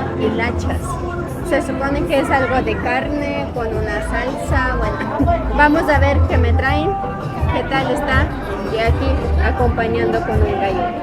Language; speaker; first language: Spanish; non-native, fluent; Ukrainian